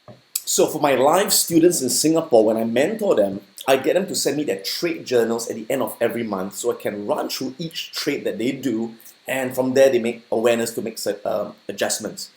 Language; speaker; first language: English; native; English